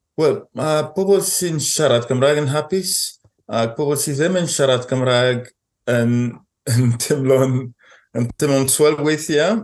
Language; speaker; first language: Welsh; non-native, fluent; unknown